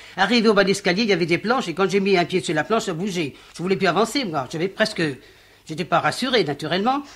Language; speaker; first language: French; native; French